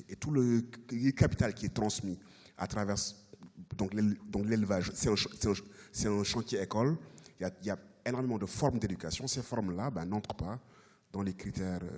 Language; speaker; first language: French; native; French